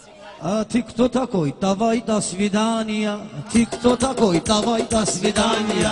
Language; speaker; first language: Russian; non-native, learner; Talysh